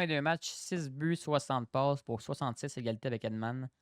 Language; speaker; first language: French; native; French